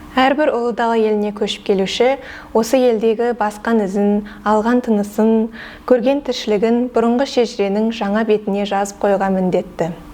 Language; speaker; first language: Kazakh; native; Kazakh